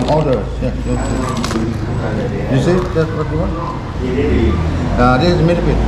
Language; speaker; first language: English; non-native, learner; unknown